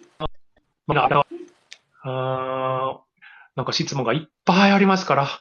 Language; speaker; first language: Japanese; non-native, learner; English